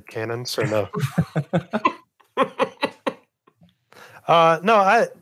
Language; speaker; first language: English; native; English